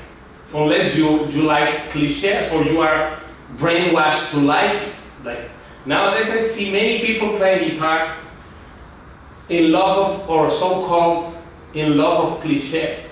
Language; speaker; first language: English; non-native, fluent; Spanish